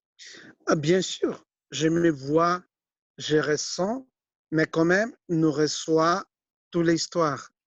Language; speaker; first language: French; non-native, fluent; Spanish